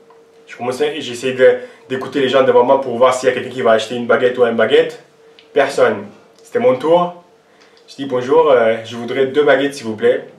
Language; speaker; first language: French; non-native, local second language; Armenian